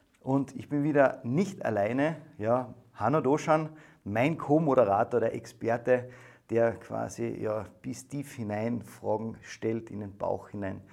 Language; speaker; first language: German; native; German